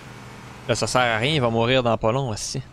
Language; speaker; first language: French; native; French